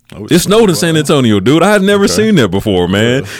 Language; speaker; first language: English; native; English